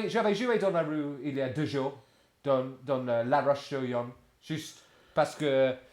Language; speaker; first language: French; non-native, fluent; English